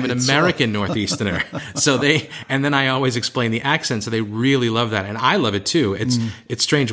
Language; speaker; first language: English; native; English